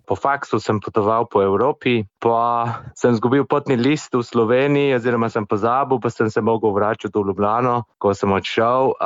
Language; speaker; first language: Slovenian; non-native, fluent; English